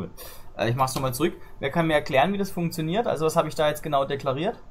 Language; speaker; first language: German; native; German